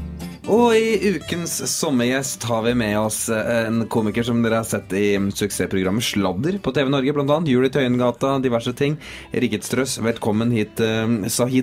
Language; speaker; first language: Norwegian; native; Norwegian